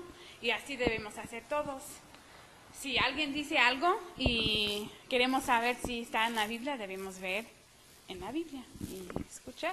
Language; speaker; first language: Spanish; non-native, fluent; English